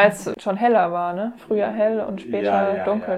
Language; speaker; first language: German; native; German